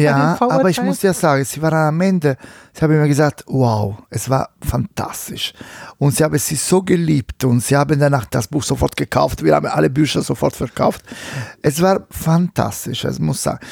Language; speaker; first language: German; non-native, fluent; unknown